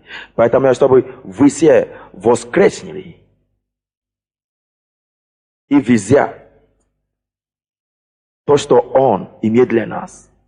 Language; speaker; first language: Russian; non-native, fluent; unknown